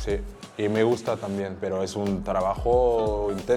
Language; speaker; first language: Spanish; non-native, fluent; French